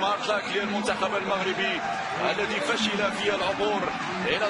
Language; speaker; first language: Arabic; native; Arabic